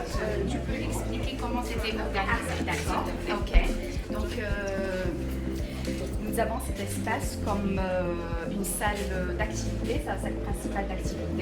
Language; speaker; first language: French; non-native, local second language; Arabic